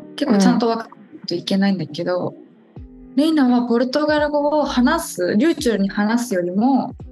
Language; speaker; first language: Japanese; non-native, local second language; Portuguese